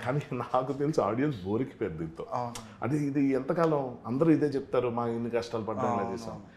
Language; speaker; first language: Telugu; native; Telugu